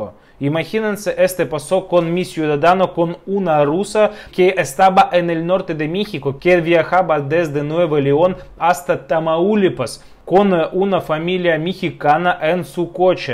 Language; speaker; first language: Spanish; non-native, fluent; Russian